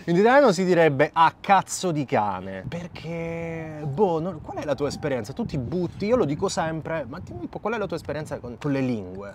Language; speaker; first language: Italian; native; Italian